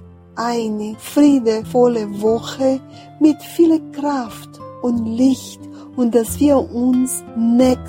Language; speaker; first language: German; non-native, fluent; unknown